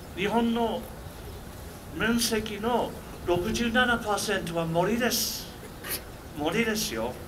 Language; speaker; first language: Japanese; non-native, fluent; English